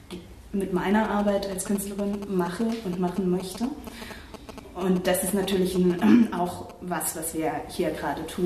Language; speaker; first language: German; native; German